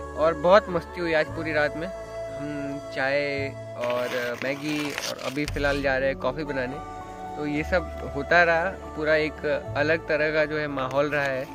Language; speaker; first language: Hindi; native; Hindi